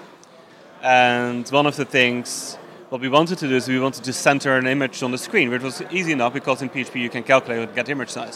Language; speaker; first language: English; non-native, fluent; Dutch